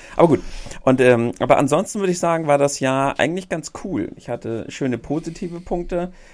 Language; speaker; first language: German; native; German